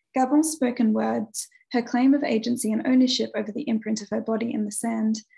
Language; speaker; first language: English; native; English